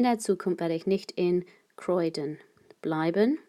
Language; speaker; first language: German; non-native, fluent; English